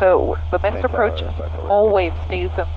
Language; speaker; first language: English; native; English